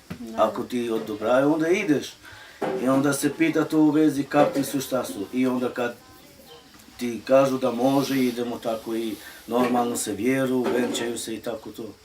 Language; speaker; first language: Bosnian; non-native, local second language; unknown